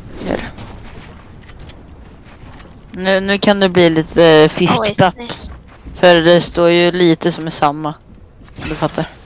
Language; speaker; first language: Swedish; native; Swedish